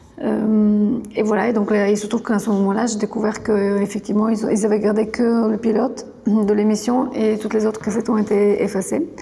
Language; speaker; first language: French; non-native, fluent; Bulgarian